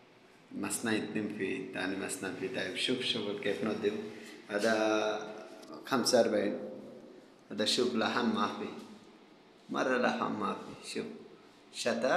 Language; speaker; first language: Arabic; non-native, learner; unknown